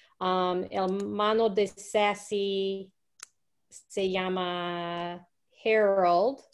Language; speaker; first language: Spanish; non-native, learner; English